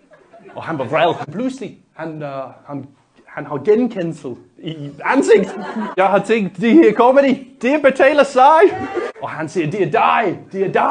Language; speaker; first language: Danish; non-native, learner; English